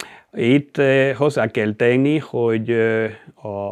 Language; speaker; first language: Hungarian; non-native, fluent; Spanish